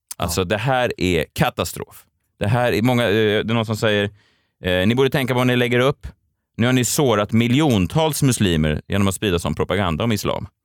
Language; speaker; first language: Swedish; native; Swedish